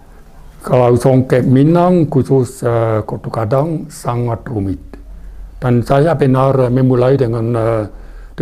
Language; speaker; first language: Indonesian; non-native, fluent; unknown